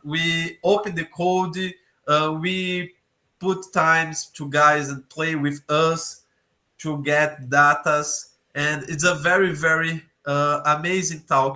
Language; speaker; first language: English; non-native, learner; Portuguese